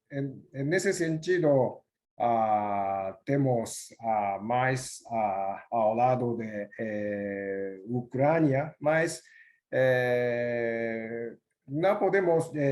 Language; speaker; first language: Portuguese; non-native, learner; Japanese